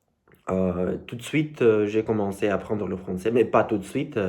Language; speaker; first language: French; non-native, learner; Russian